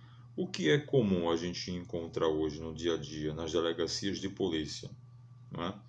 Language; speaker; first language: Portuguese; native; Portuguese